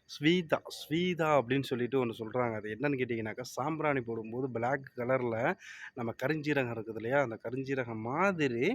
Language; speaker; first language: Tamil; native; Tamil